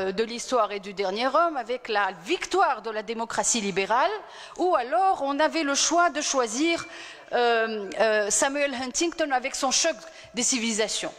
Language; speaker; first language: French; non-native, local second language; Arabic